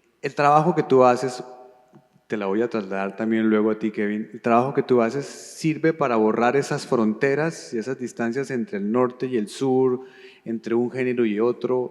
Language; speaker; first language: Spanish; native; Spanish